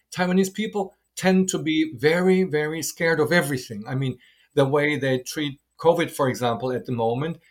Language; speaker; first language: English; non-native, fluent; German